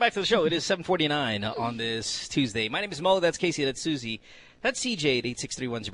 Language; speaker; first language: English; non-native, local second language; Filipino